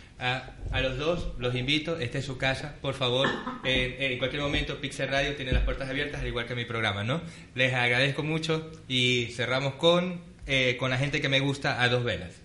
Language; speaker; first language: Spanish; native; Spanish